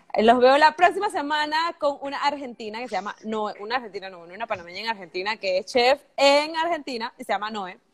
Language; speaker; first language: Spanish; native; Spanish